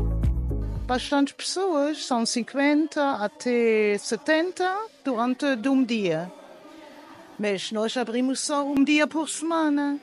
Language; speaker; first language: Portuguese; non-native, learner; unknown